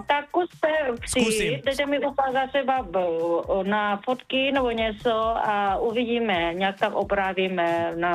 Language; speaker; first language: Czech; non-native, learner; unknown